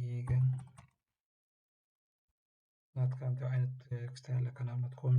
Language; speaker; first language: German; non-native, learner; Tigrinya